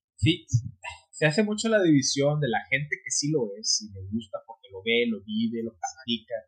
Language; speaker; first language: Spanish; early bilingual, heritage; Spanish